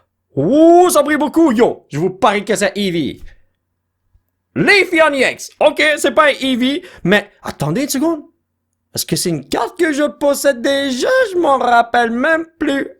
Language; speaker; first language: French; native; French